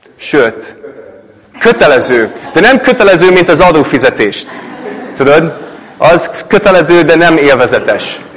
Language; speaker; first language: Hungarian; non-native, fluent; English